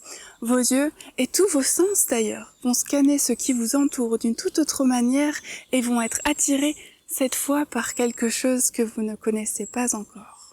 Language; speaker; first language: French; native; French